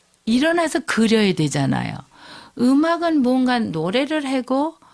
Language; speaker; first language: Korean; native; Korean